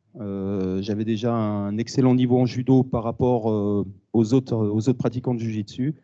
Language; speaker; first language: French; native; French